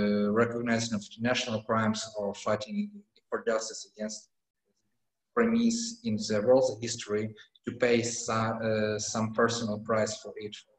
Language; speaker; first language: English; non-native, fluent; Ukrainian